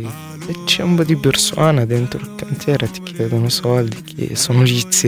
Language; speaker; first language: Italian; non-native, learner; Arabic